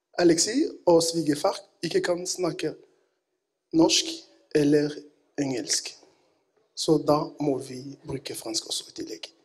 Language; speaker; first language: Norwegian; non-native, fluent; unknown